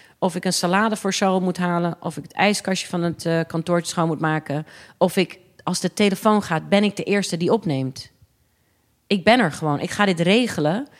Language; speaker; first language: Dutch; early bilingual, other home language; English